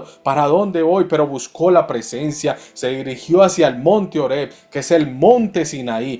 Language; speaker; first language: Spanish; native; Spanish